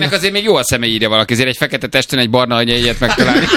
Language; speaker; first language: Hungarian; native; Hungarian